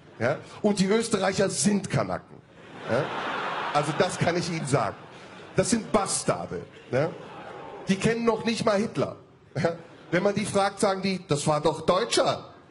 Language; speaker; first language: German; early bilingual, other home language; Turkish